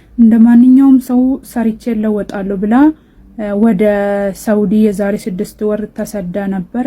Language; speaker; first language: Amharic; non-native, local second language; Oromo